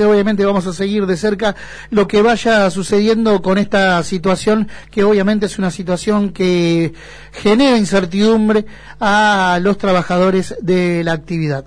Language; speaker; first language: Spanish; native; Spanish